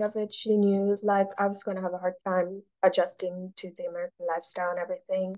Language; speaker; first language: English; early bilingual, other home language; Russian